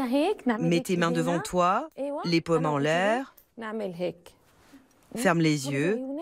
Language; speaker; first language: French; non-native, fluent; Arabic